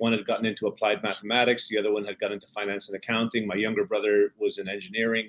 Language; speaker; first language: English; native; English